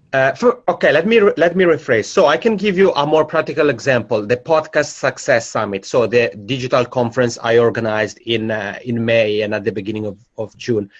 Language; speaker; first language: English; non-native, fluent; Italian